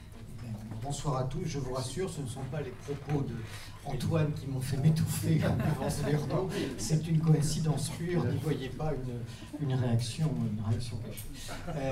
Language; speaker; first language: French; native; French